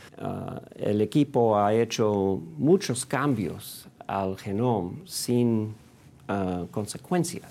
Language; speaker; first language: Spanish; non-native, fluent; English